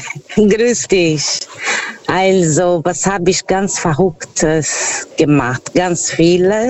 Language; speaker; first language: German; non-native, fluent; Portuguese